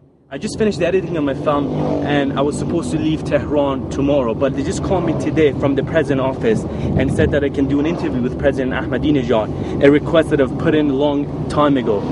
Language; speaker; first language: English; early bilingual, other home language; Persian